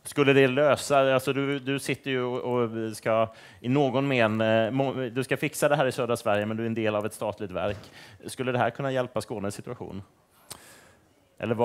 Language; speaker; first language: Swedish; native; Swedish